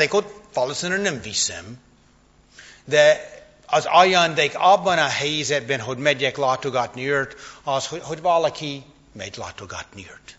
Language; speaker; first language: Hungarian; non-native, fluent; English